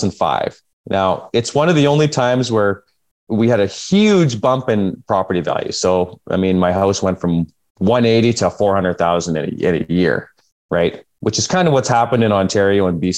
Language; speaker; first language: English; native; English